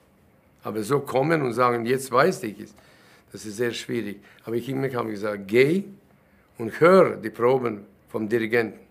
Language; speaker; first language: German; non-native, fluent; Latvian